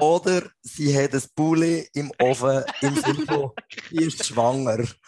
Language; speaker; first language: German; native; German